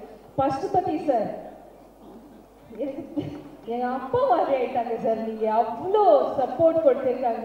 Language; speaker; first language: Tamil; non-native, learner; Malayalam